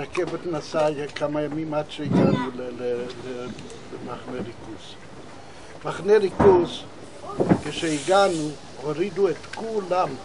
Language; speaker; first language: Hebrew; non-native, fluent; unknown